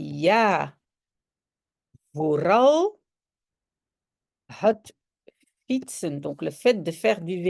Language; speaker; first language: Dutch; non-native, local second language; French